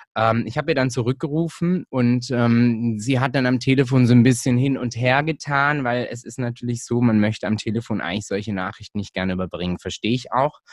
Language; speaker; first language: German; native; German